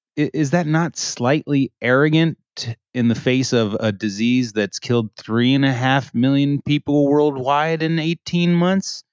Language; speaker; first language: English; early bilingual, other home language; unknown